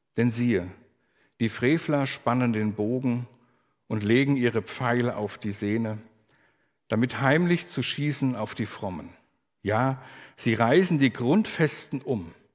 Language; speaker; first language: German; native; German